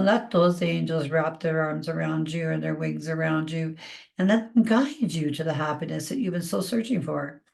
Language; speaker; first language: English; native; English